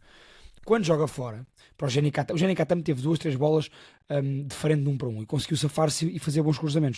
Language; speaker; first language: Portuguese; native; Portuguese